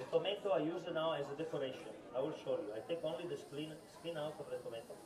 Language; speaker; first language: English; non-native, learner; Italian